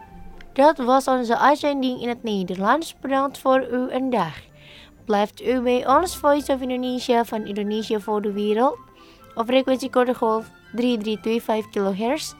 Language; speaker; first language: Dutch; non-native, fluent; Indonesian